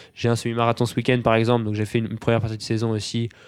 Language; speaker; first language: French; native; French